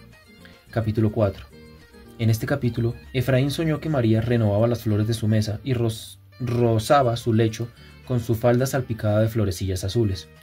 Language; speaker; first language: Spanish; native; Spanish